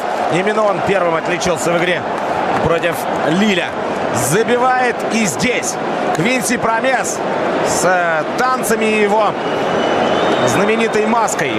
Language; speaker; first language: Russian; native; Russian